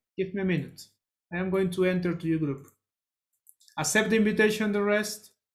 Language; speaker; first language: English; non-native, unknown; Spanish